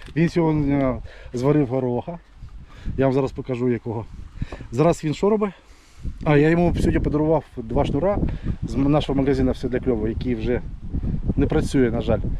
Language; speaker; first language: Ukrainian; non-native, local second language; Russian